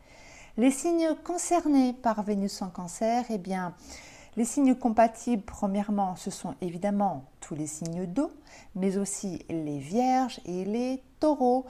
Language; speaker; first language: French; native; French